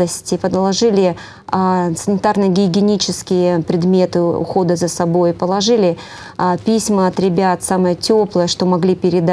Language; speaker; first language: Russian; native; Russian